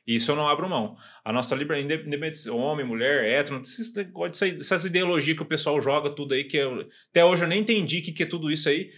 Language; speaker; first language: Portuguese; native; Portuguese